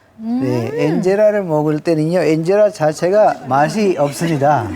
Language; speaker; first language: Korean; non-native, fluent; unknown